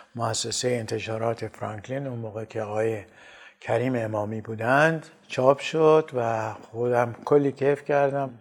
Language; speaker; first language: Persian; native; Persian